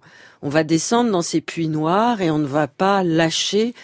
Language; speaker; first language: French; native; French